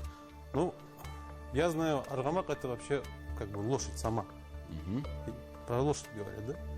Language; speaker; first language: Russian; non-native, local second language; Tatar